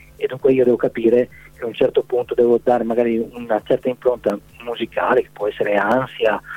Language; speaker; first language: Italian; native; Italian